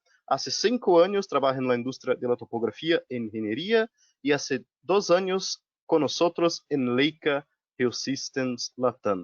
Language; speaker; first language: Spanish; non-native, local second language; Portuguese